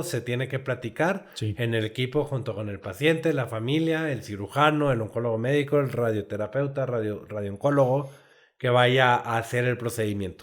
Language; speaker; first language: Spanish; native; Spanish